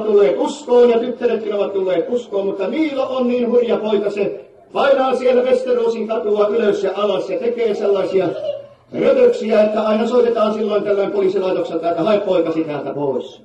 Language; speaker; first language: Finnish; native; Finnish